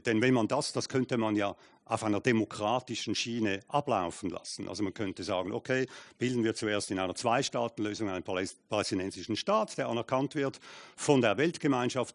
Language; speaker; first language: German; native; German